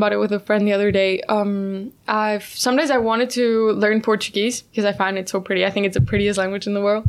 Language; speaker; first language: English; non-native, fluent; Spanish